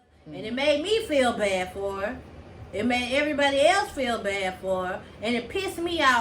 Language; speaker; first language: English; native; English